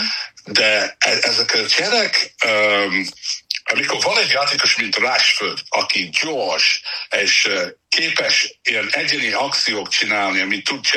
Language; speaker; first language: Hungarian; non-native, fluent; English